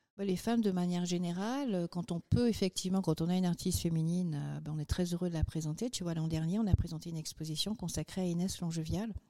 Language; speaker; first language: French; native; French